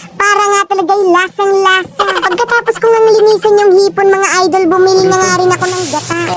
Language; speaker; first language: Filipino; non-native, local second language; Bikol